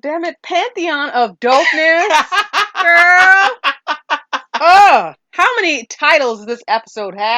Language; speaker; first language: English; native; English